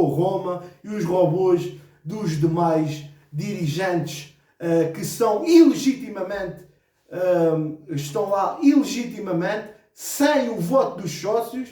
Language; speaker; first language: Portuguese; native; Portuguese